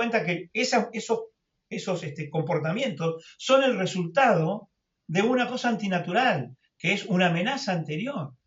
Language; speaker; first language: Spanish; native; Spanish